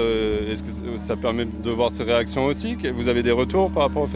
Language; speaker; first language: French; native; French